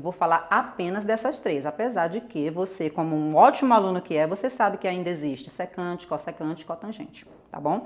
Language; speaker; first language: Portuguese; native; Portuguese